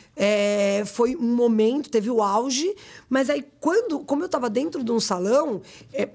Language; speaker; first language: Portuguese; native; Portuguese